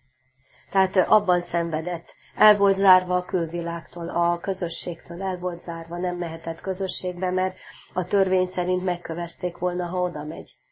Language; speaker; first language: Hungarian; native; Hungarian